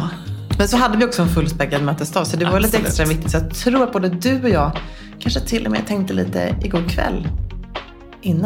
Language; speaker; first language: Swedish; native; Swedish